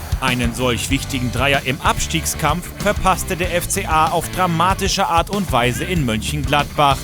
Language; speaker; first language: German; native; German